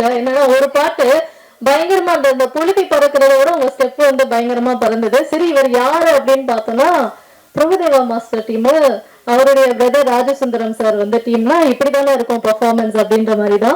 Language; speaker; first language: Tamil; native; Tamil